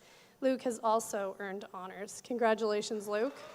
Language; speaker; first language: English; native; English